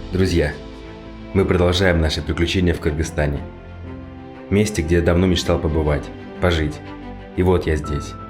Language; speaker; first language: Russian; native; Russian